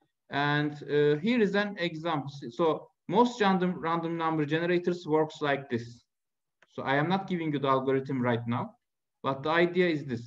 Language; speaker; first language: English; non-native, fluent; Turkish